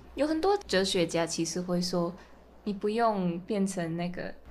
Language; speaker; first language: Chinese; non-native, fluent; Min Nan Chinese